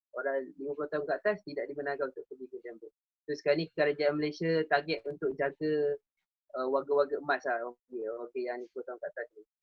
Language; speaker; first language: Malay; native; Malay